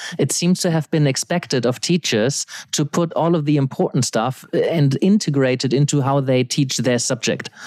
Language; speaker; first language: English; non-native, fluent; German